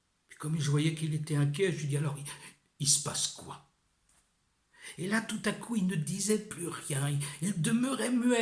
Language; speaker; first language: French; native; French